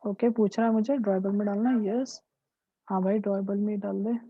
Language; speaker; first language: Hindi; non-native, local second language; Marathi